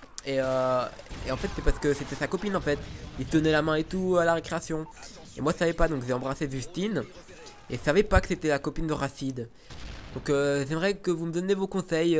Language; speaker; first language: French; native; French